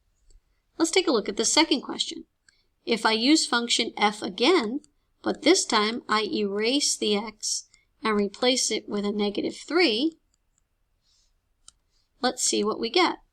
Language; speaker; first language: English; native; English